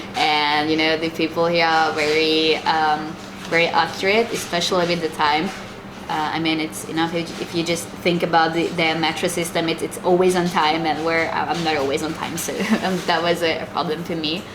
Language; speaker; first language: English; non-native, fluent; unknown